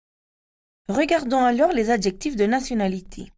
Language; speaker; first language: French; non-native, fluent; Spanish